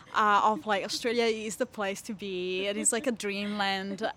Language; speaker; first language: English; non-native, fluent; Italian